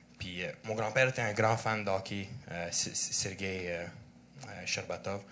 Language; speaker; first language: French; early bilingual, other home language; Russian